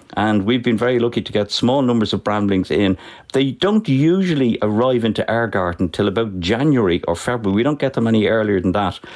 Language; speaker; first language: English; native; English